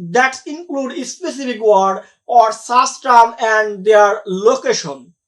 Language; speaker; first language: English; non-native, local second language; Bangla